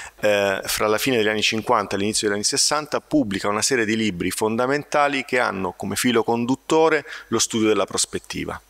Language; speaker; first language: Italian; native; Italian